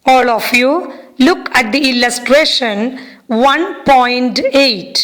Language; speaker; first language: English; non-native, local second language; Malayalam